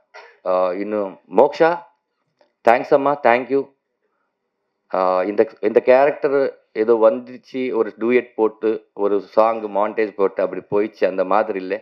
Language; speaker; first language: Tamil; non-native, learner; Telugu